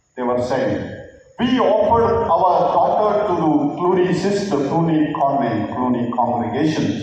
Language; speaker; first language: English; non-native, local second language; Kannada